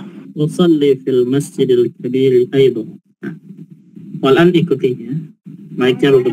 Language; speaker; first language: Arabic; non-native, fluent; Indonesian